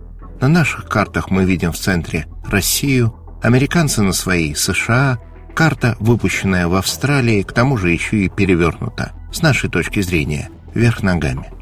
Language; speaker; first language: Russian; native; Russian